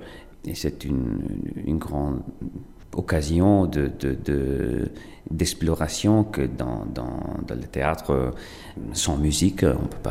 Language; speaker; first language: French; non-native, fluent; Italian